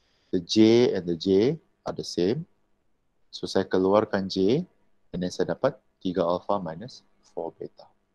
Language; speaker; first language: English; non-native, local second language; Malay